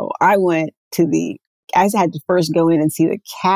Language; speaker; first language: English; native; English